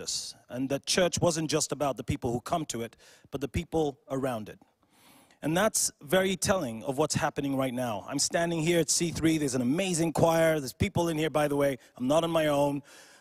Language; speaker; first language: English; non-native, local second language; Ganda